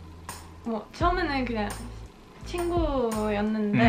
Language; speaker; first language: Korean; non-native, fluent; Swedish